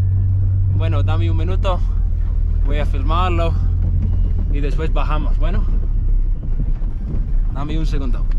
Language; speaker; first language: Spanish; non-native, fluent; English